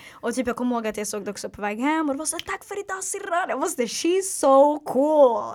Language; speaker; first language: Swedish; early bilingual, other home language; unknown